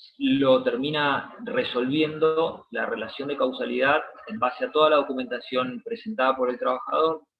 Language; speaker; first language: Spanish; native; Spanish